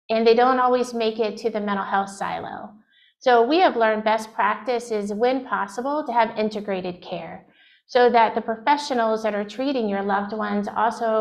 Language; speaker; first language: English; native; English